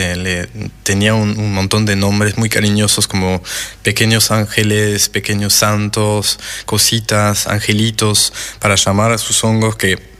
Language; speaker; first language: Spanish; non-native, fluent; French